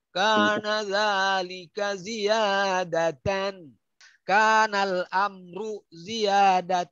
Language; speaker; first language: Arabic; non-native, fluent; Indonesian